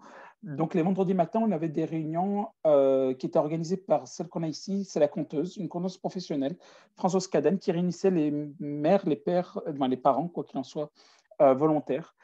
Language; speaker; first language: French; native; French